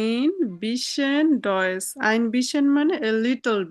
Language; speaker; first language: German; non-native, fluent; Bangla